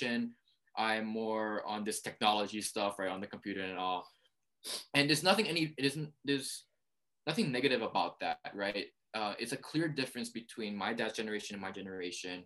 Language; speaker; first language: English; early bilingual, other home language; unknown